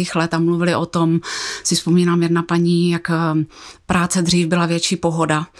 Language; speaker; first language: Czech; native; Czech